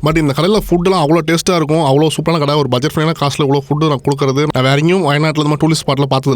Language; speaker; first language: Tamil; native; Tamil